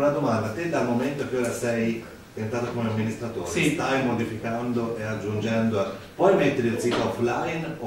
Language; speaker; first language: Italian; native; Italian